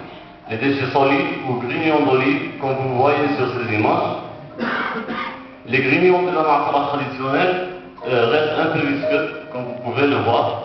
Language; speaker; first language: French; non-native, local second language; Arabic